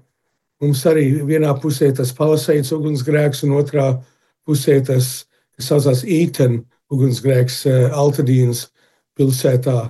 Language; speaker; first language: Latvian; early bilingual, heritage; Latvian